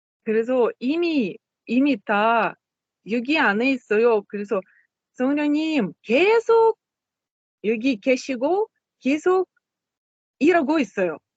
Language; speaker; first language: Korean; non-native, learner; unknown